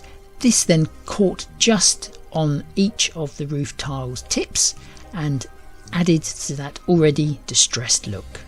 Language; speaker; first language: English; native; English